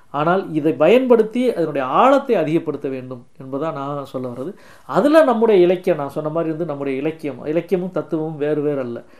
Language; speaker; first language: Tamil; native; Tamil